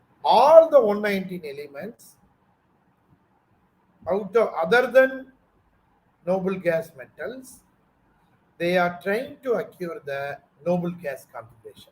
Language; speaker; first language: English; non-native, local second language; Tamil